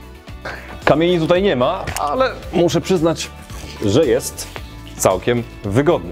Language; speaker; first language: Polish; native; Polish